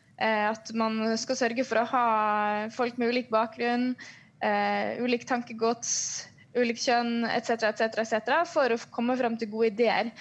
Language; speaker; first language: Norwegian; native; Norwegian